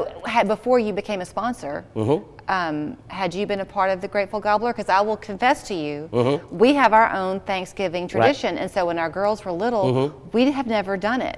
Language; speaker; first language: English; native; English